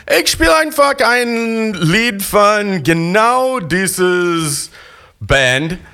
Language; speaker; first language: German; non-native, learner; English